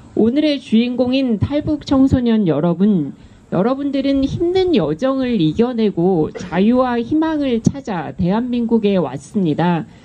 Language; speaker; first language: Korean; native; Korean